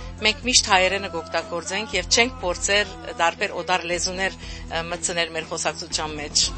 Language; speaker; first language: Armenian; early bilingual, heritage; Armenian